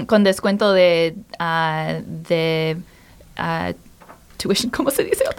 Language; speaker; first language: Spanish; non-native, learner; English